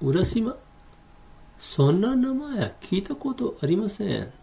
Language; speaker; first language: Japanese; non-native, fluent; Hindi